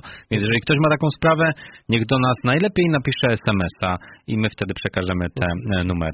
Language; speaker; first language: Polish; native; Polish